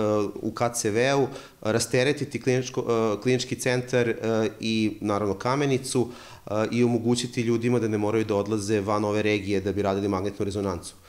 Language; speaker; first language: Serbian; native; Serbian